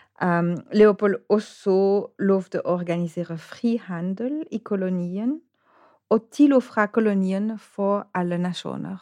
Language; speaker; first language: Norwegian; non-native, fluent; French